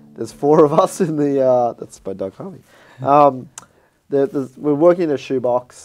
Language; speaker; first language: English; native; English